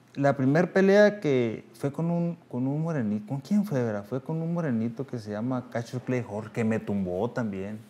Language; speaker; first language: Spanish; native; Spanish